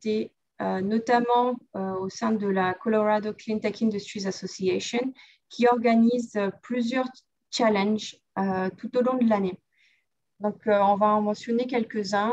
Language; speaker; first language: French; native; French